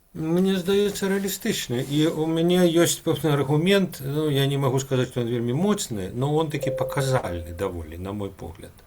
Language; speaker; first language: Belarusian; non-native, local second language; Russian